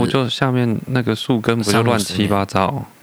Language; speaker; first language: Chinese; native; Chinese